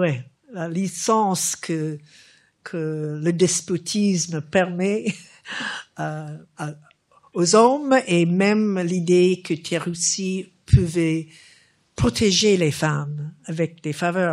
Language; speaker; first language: French; non-native, fluent; English